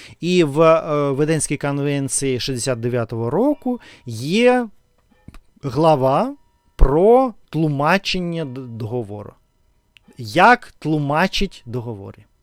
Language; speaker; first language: Ukrainian; non-native, learner; Russian